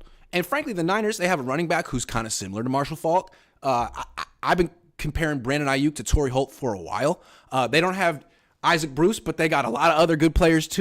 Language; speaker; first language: English; native; English